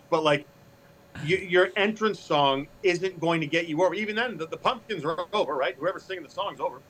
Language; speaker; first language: English; native; English